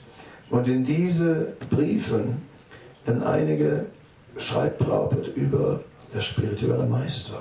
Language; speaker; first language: German; non-native, fluent; Dutch